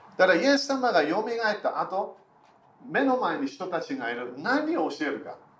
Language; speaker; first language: Japanese; non-native, fluent; English